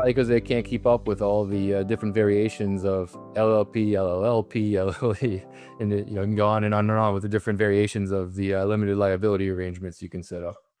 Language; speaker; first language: English; native; English